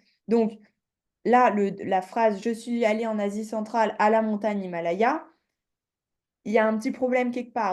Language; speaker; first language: French; native; French